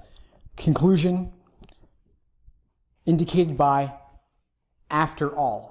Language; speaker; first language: English; native; English